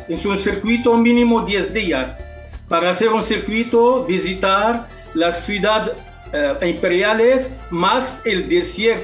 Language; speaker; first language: Spanish; non-native, fluent; Arabic